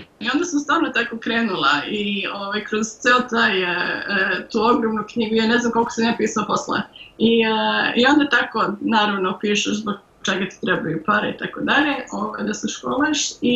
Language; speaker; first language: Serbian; early bilingual, heritage; Serbian